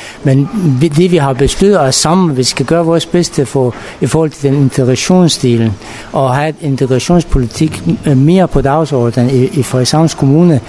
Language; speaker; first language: Danish; non-native, fluent; Persian